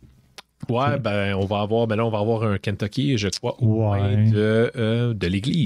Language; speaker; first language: French; native; French